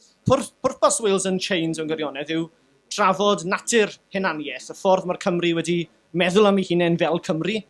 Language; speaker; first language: Welsh; native; Welsh